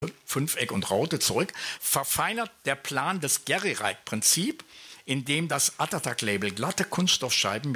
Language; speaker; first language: German; native; German